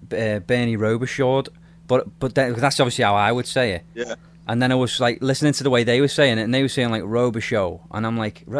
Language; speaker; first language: English; native; English